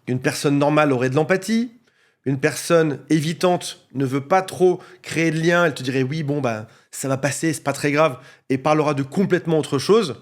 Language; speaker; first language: French; native; French